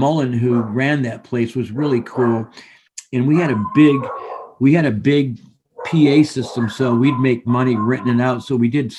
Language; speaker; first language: English; native; English